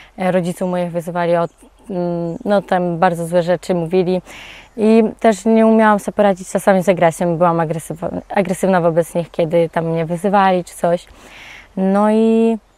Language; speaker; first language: Polish; early bilingual, other home language; Ukrainian